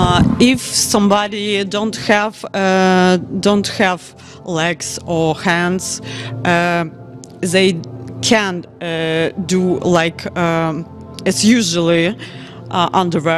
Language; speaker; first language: English; non-native, learner; Ukrainian